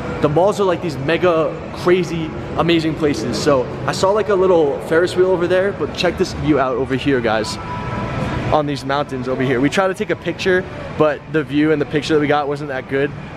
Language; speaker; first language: English; native; English